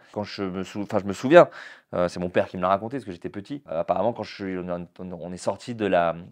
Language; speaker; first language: French; native; French